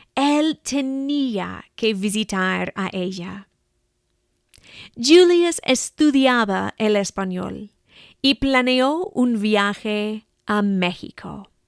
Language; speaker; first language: Spanish; non-native, fluent; English